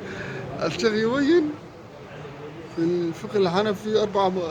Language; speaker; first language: Arabic; non-native, local second language; Somali